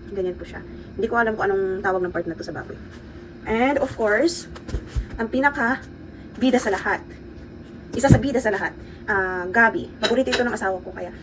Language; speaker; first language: Filipino; non-native, local second language; Cebuano